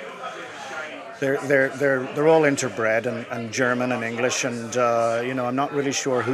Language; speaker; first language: English; native; English